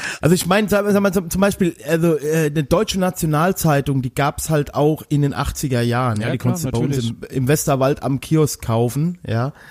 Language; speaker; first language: German; native; German